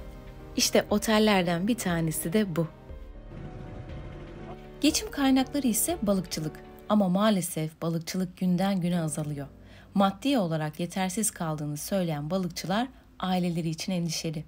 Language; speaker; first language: Turkish; native; Turkish